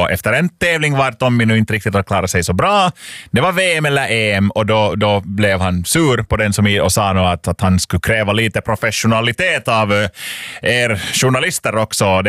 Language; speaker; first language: Swedish; native; Swedish